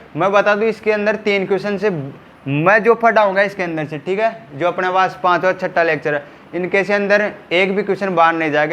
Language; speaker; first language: Hindi; native; Hindi